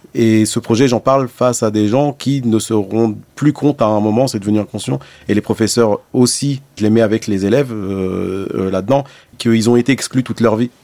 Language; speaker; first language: French; non-native, local second language; Arabic